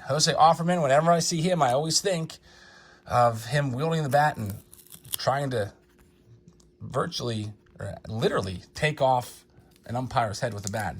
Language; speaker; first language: English; native; English